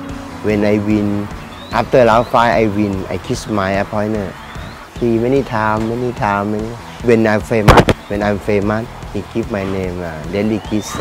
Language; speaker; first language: English; non-native, learner; Thai